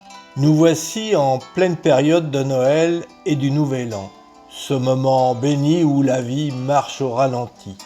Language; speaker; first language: French; native; French